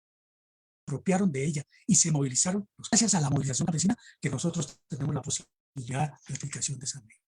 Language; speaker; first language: Spanish; native; Spanish